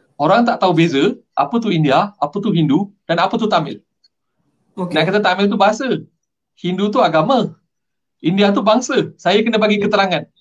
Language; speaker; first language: Malay; non-native, local second language; Tamil